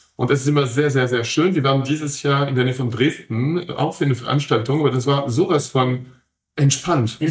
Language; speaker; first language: German; non-native, fluent; French